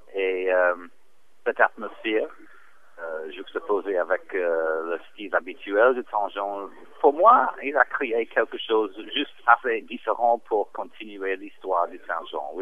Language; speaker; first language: French; non-native, fluent; English